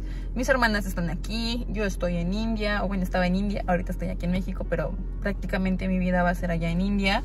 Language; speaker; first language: Spanish; native; Spanish